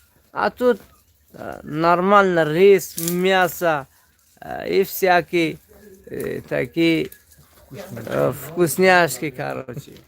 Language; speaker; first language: Russian; non-native, local second language; Tajik